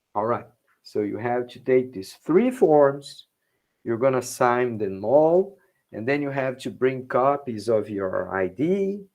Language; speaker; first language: English; non-native, fluent; Portuguese